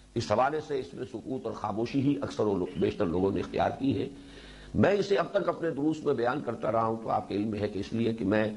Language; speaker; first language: Urdu; native; Urdu